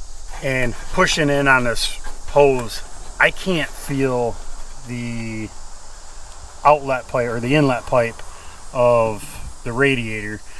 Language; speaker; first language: English; native; English